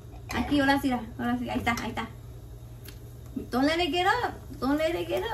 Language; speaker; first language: Spanish; early bilingual, heritage; Spanish